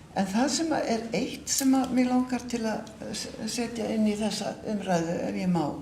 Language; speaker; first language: Icelandic; native; Icelandic